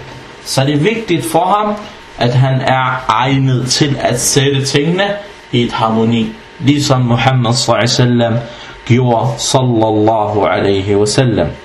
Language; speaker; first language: Danish; non-native, fluent; Arabic